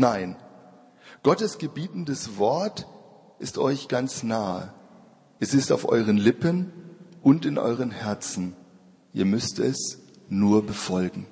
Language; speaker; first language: German; native; German